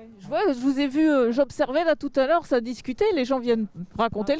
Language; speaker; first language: French; native; French